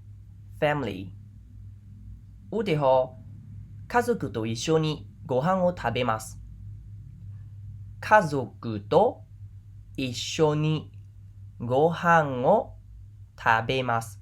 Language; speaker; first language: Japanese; non-native, fluent; Khmer